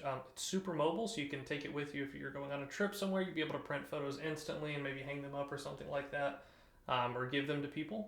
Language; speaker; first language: English; native; English